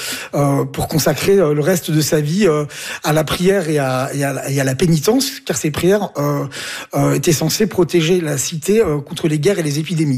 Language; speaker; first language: French; native; French